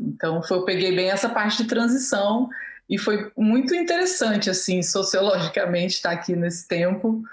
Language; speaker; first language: Portuguese; native; Portuguese